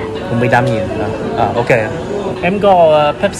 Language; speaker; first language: Vietnamese; early bilingual, heritage; Vietnamese